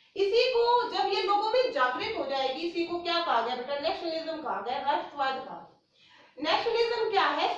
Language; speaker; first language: Hindi; native; Hindi